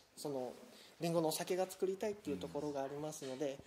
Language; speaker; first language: Japanese; native; Japanese